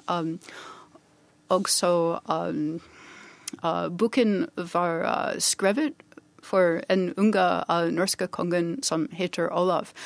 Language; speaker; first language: Norwegian; non-native, learner; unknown